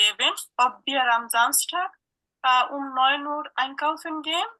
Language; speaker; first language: German; non-native, learner; Bangla